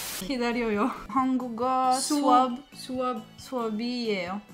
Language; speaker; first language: Korean; non-native, learner; French